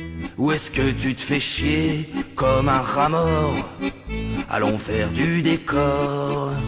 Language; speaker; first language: French; native; French